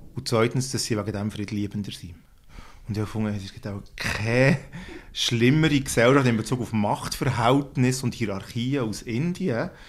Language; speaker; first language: German; native; German